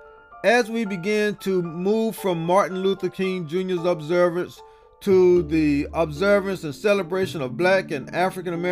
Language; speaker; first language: English; native; English